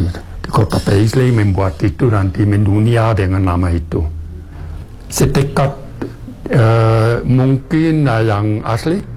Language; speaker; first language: Indonesian; non-native, fluent; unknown